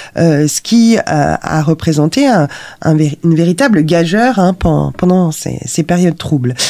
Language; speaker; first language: French; native; French